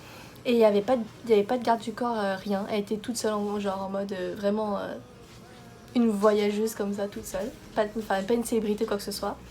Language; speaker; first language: French; native; French